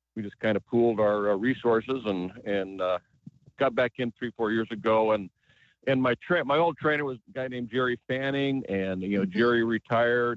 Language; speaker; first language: English; native; English